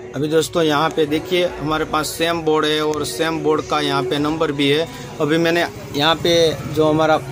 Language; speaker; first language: Hindi; non-native, local second language; Gujarati